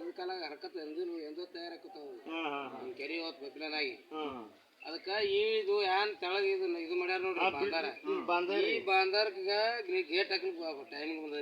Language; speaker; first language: Kannada; native; Kannada